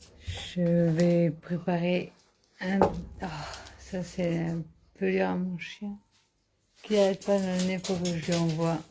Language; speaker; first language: French; native; French